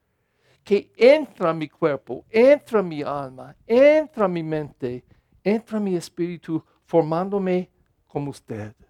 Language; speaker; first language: Spanish; non-native, fluent; English